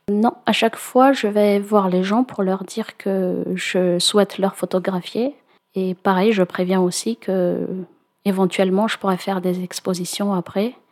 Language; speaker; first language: French; non-native, local second language; Malagasy